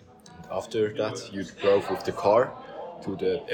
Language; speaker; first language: English; non-native, fluent; German